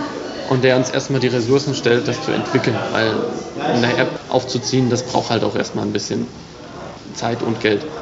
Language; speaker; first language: German; native; German